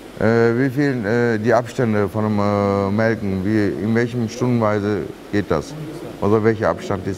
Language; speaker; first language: German; non-native, fluent; Turkish